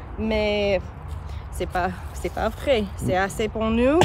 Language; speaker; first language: French; non-native, learner; English